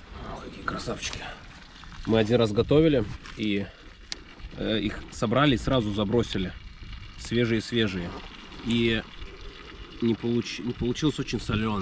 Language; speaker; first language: Russian; native; Russian